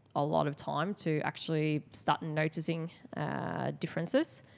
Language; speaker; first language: English; non-native, fluent; Swedish